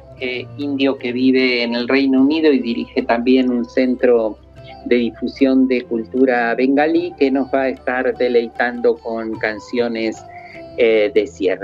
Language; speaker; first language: Spanish; native; Spanish